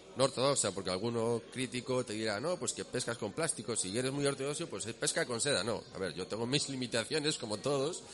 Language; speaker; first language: Spanish; native; Spanish